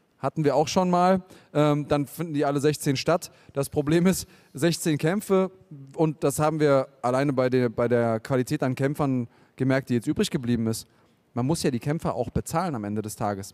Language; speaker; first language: German; native; German